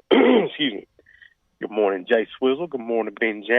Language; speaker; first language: English; native; English